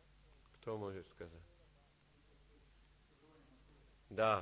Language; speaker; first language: Russian; non-native, learner; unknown